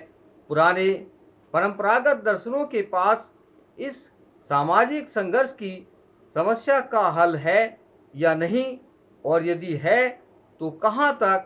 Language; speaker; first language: Hindi; native; Hindi